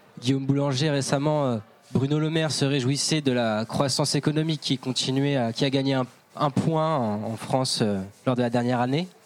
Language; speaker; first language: French; native; French